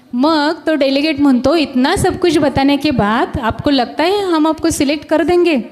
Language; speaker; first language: Hindi; non-native, local second language; Marathi